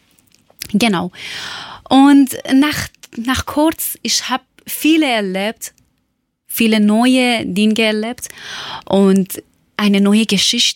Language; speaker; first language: German; non-native, learner; Persian